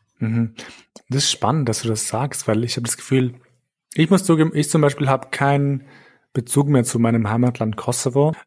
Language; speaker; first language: German; early bilingual, other home language; Albanian